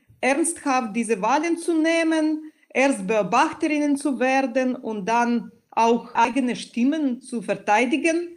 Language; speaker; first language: German; non-native, fluent; Belarusian